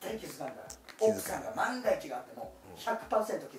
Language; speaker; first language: Japanese; native; Japanese